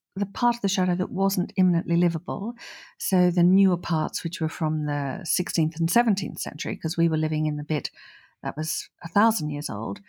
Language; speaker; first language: English; native; English